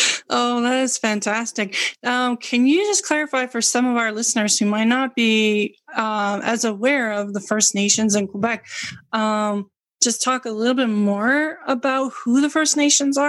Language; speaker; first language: English; native; English